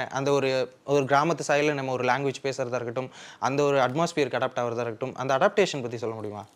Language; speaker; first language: Tamil; native; Tamil